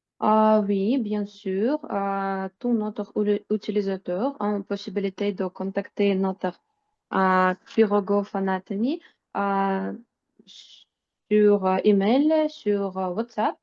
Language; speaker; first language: French; non-native, fluent; Russian